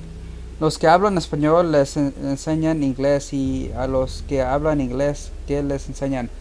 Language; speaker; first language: Spanish; early bilingual, heritage; Spanish